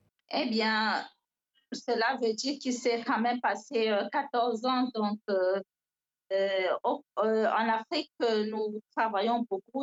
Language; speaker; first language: French; non-native, local second language; Fula